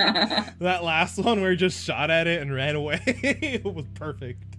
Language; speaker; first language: English; native; English